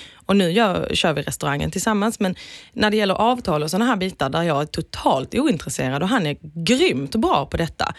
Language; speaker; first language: Swedish; native; Swedish